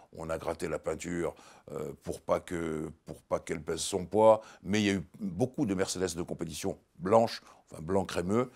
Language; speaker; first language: French; native; French